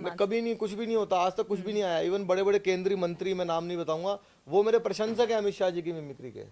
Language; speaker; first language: Hindi; native; Hindi